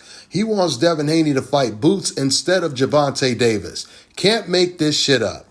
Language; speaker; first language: English; native; English